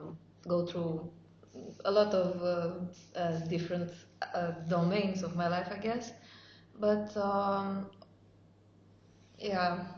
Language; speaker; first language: English; non-native, fluent; Romanian